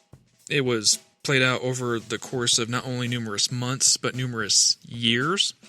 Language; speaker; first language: English; native; English